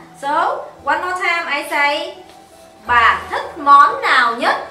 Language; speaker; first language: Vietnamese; non-native, learner; Indonesian